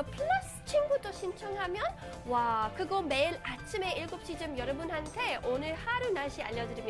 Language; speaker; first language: Korean; non-native, fluent; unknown